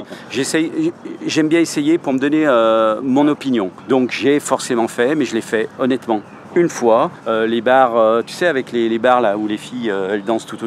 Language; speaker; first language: French; native; French